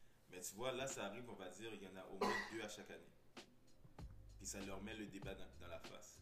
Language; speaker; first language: French; early bilingual, heritage; French